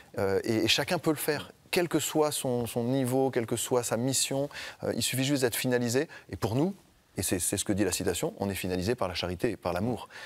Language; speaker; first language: French; native; French